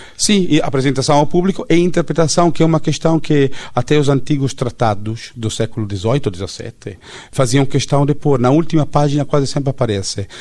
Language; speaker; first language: Portuguese; non-native, fluent; Italian